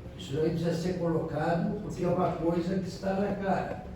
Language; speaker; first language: Portuguese; native; Portuguese